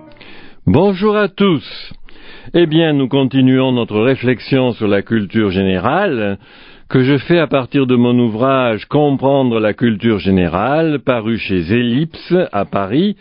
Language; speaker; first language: French; native; French